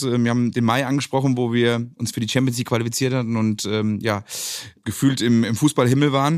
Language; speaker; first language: German; native; German